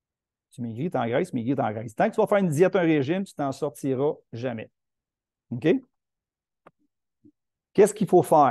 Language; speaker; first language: French; native; French